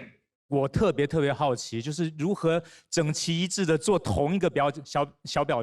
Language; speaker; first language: Chinese; native; Chinese